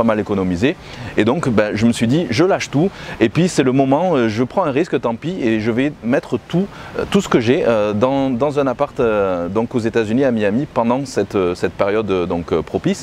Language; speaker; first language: French; native; French